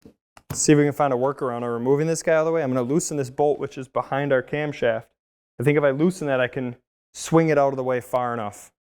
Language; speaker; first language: English; native; English